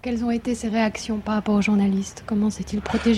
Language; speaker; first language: French; native; French